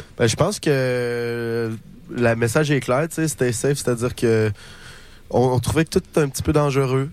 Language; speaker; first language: French; native; French